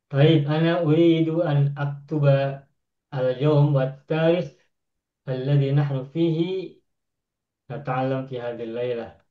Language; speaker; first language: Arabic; non-native, fluent; Indonesian